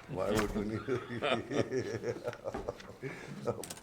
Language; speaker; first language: English; native; English